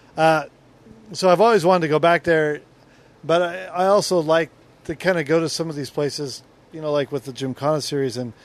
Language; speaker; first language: English; native; English